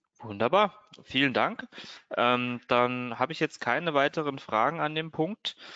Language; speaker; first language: German; native; German